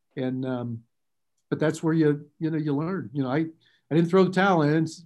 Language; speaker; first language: English; native; English